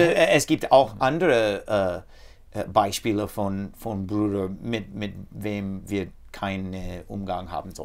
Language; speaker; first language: German; non-native, fluent; English